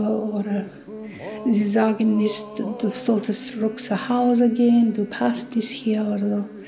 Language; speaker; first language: German; non-native, learner; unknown